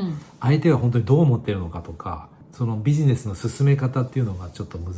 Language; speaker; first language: Japanese; native; Japanese